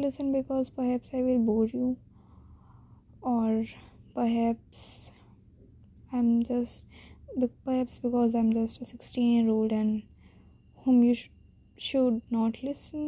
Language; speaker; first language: English; non-native, local second language; Hindi